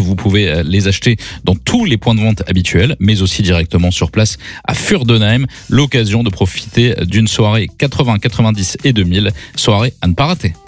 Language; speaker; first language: French; native; French